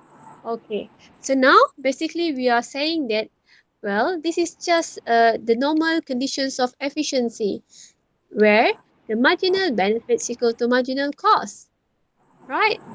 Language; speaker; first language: English; non-native, local second language; Malay